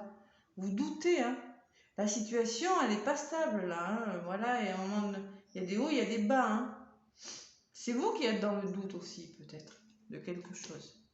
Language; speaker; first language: French; native; French